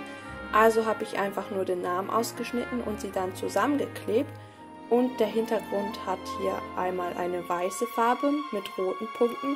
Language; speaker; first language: German; native; German